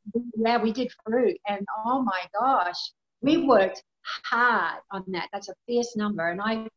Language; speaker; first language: English; native; English